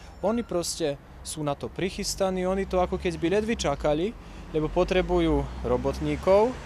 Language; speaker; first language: Slovak; native; Slovak